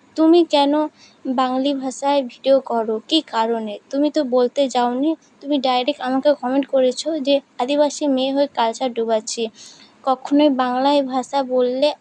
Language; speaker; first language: Bangla; non-native, local second language; Santali